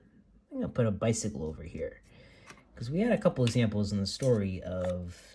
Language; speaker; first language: English; native; English